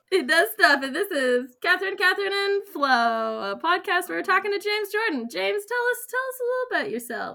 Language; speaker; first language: English; native; English